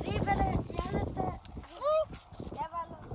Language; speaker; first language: Spanish; early bilingual, heritage; Spanish